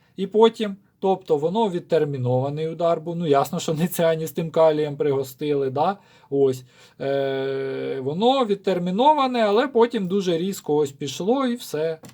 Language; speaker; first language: Ukrainian; non-native, local second language; Russian